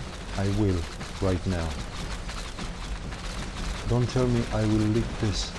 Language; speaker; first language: English; non-native, fluent; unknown